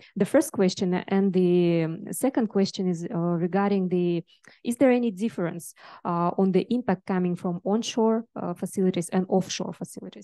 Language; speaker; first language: English; non-native, fluent; Russian